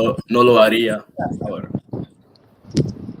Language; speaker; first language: Spanish; non-native, learner; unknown